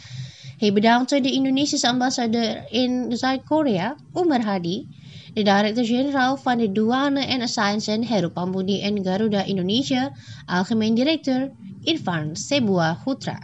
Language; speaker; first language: Dutch; non-native, fluent; Indonesian